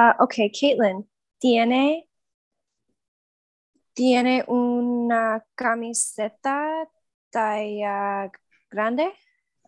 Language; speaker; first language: Spanish; non-native, learner; English